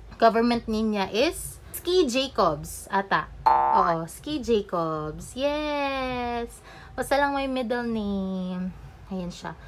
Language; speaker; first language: Filipino; non-native, local second language; Cebuano